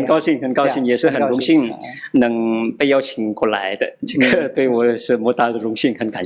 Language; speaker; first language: Chinese; non-native, fluent; Indonesian